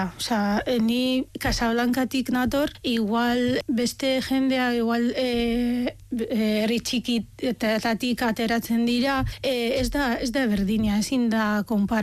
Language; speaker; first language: Basque; non-native, fluent; Arabic